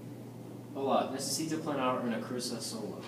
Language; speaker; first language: Spanish; non-native, learner; English